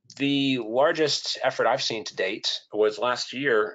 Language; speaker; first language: English; native; English